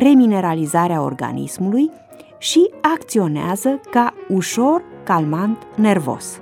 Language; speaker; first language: Romanian; native; Romanian